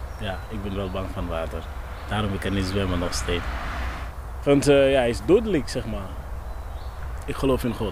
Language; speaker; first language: Dutch; non-native, learner; Wolof